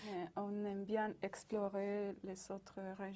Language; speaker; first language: French; non-native, fluent; Spanish